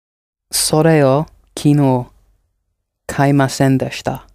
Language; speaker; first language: Japanese; non-native, learner; English